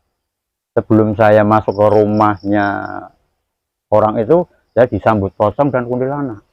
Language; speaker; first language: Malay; non-native, local second language; Javanese